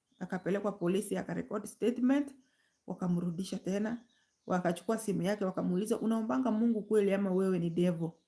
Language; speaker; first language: Swahili; non-native, local second language; Gusii